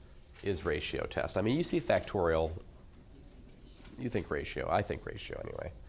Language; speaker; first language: English; native; English